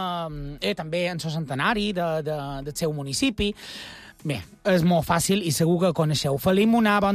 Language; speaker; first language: Catalan; native; Catalan